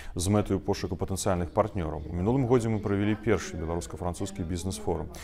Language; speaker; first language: Belarusian; non-native, local second language; Russian